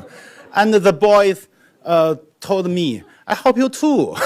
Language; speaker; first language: English; non-native, learner; Chinese